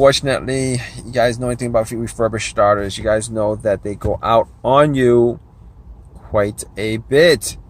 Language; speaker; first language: English; native; English